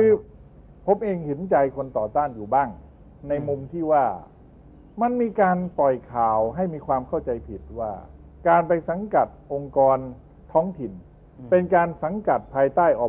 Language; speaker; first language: Thai; native; Thai